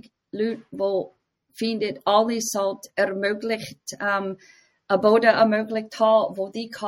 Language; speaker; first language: German; non-native, fluent; English